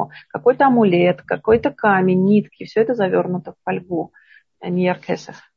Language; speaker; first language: Russian; native; Russian